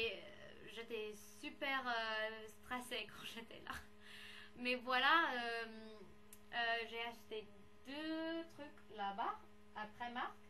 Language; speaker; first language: French; non-native, fluent; English